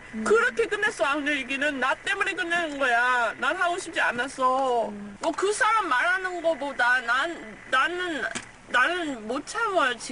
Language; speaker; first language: Korean; early bilingual, heritage; English